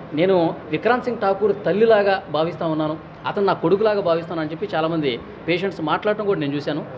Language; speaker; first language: Telugu; native; Telugu